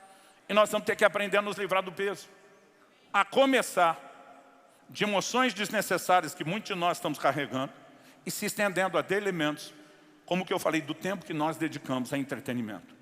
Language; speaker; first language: Portuguese; native; Portuguese